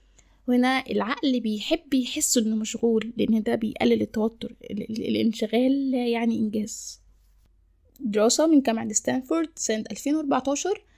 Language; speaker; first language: Arabic; native; Arabic